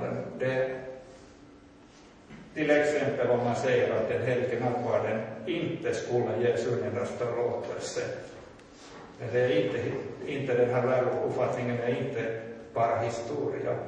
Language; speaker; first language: Swedish; non-native, local second language; Finnish